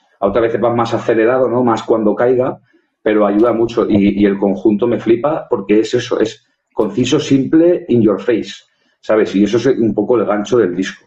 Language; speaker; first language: Spanish; native; Spanish